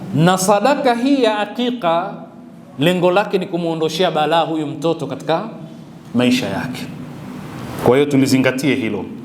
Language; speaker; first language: Swahili; native; Swahili